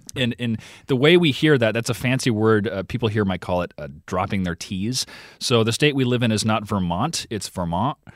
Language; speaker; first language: English; native; English